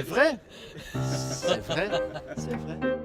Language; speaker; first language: French; non-native, fluent; Portuguese